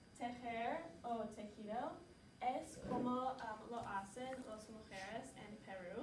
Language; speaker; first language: Spanish; non-native, learner; English